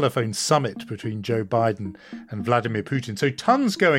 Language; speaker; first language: English; native; English